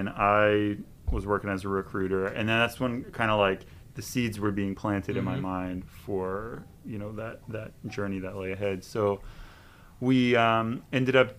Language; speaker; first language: English; native; English